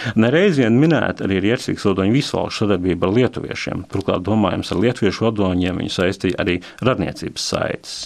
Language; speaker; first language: Latvian; native; Latvian